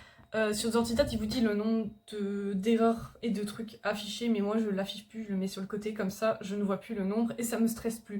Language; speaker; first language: French; native; French